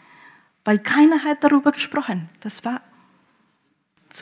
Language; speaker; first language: German; early bilingual, heritage; German